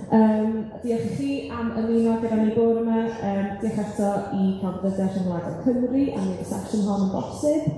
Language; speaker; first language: Welsh; native; Welsh